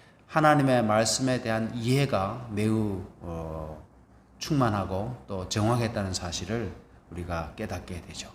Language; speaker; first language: Korean; native; Korean